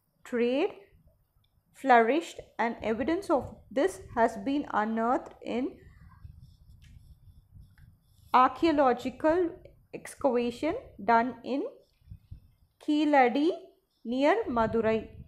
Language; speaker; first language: English; non-native, local second language; Tamil